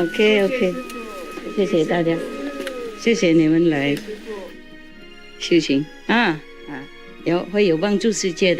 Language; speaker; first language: Chinese; non-native, fluent; Vietnamese